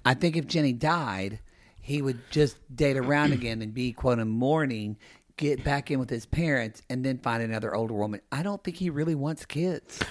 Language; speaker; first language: English; native; English